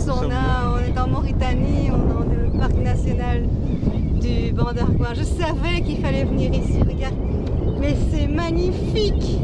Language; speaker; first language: French; native; French